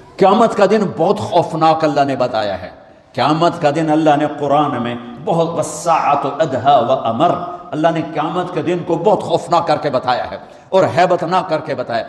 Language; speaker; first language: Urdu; non-native, local second language; Punjabi